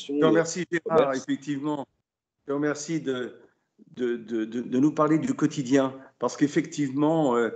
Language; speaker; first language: French; native; French